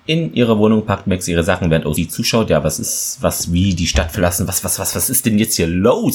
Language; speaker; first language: German; native; German